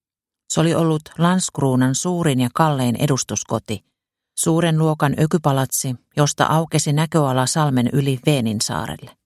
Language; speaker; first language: Finnish; native; Finnish